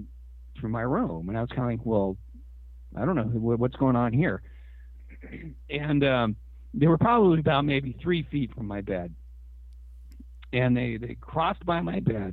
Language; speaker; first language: English; native; English